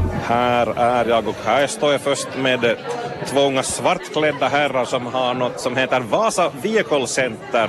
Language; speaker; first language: Swedish; native; Swedish